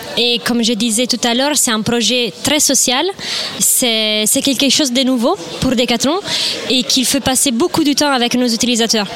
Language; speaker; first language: French; non-native, fluent; Italian